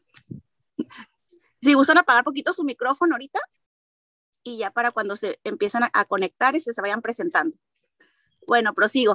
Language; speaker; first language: Spanish; native; Spanish